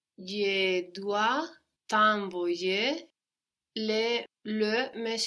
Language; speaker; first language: French; non-native, learner; English